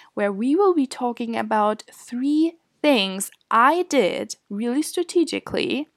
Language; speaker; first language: English; non-native, fluent; German